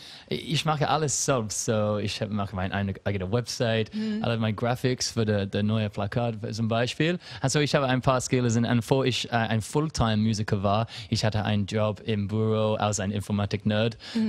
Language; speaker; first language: German; non-native, learner; English